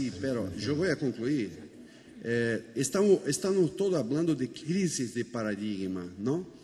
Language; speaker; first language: Spanish; non-native, fluent; Portuguese